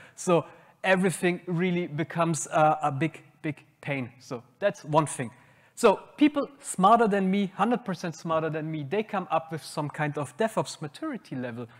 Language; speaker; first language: English; non-native, fluent; German